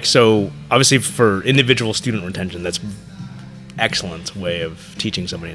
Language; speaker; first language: English; early bilingual, other home language; Vietnamese